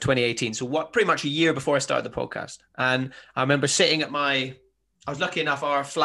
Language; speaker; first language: English; native; English